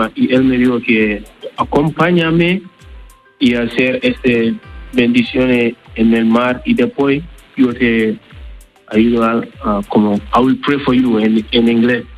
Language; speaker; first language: Spanish; non-native, learner; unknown